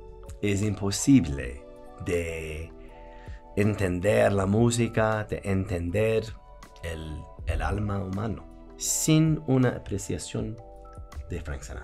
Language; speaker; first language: Spanish; non-native, fluent; English